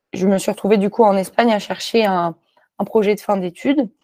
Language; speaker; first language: French; native; French